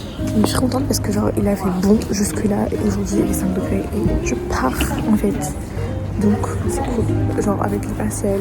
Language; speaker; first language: French; non-native, local second language; Malagasy